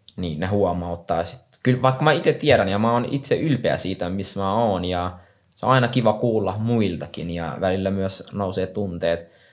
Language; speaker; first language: Finnish; non-native, fluent; Somali